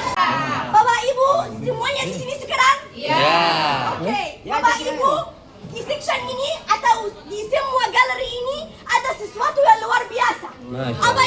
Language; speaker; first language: Indonesian; non-native, fluent; Arabic